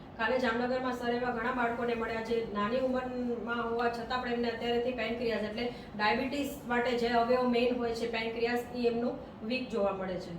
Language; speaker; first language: Gujarati; non-native, local second language; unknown